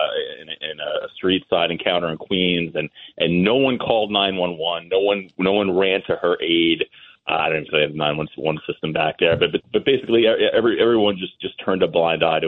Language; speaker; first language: English; native; English